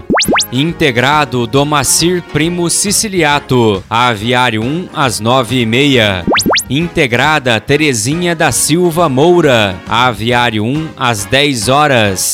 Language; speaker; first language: Portuguese; native; Portuguese